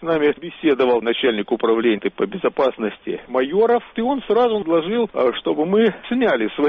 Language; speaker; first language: Russian; native; Russian